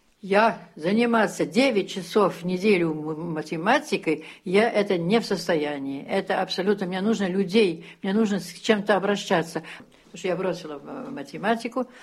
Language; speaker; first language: Russian; early bilingual, heritage; Russian